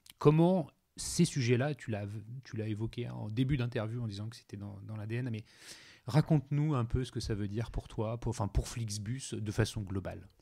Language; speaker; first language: French; native; French